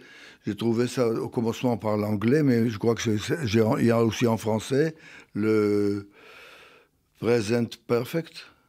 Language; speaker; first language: French; non-native, fluent; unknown